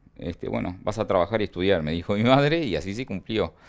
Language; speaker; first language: Spanish; native; Spanish